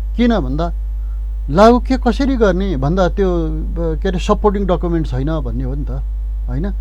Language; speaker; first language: Nepali; non-native, local second language; Eastern Tamang